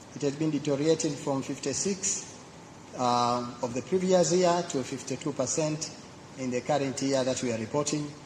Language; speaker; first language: English; non-native, local second language; Swahili